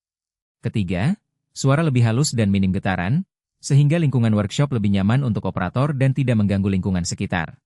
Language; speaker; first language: Indonesian; native; Indonesian